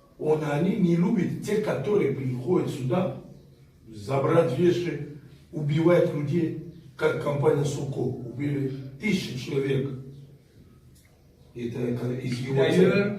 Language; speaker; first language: Russian; non-native, fluent; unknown